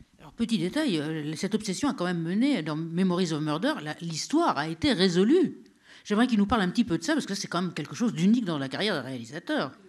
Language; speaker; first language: French; native; French